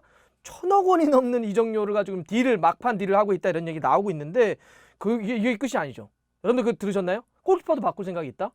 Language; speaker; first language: Korean; native; Korean